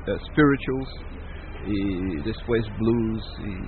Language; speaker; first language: Spanish; non-native, fluent; English